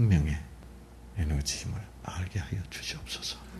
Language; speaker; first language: Korean; native; Korean